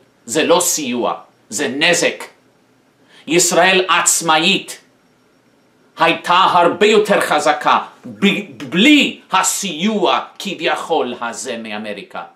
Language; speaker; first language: Hebrew; non-native, fluent; English